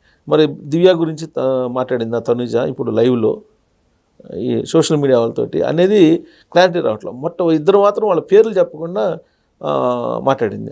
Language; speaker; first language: Telugu; native; Telugu